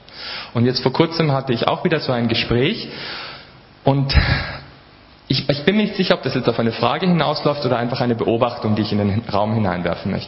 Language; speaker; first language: German; native; German